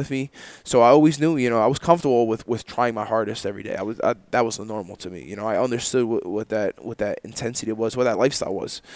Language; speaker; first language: English; native; English